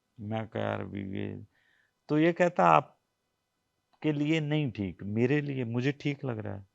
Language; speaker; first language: Hindi; non-native, local second language; Punjabi